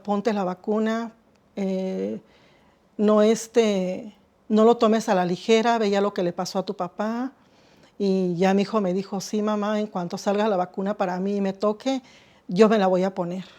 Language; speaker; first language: Spanish; native; Spanish